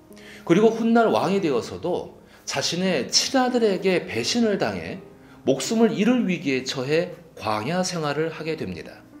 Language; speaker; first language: Korean; native; Korean